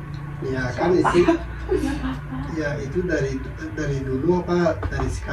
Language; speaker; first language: Indonesian; non-native, fluent; Hazaragi